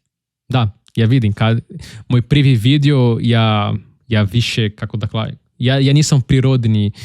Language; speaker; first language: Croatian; non-native, learner; Portuguese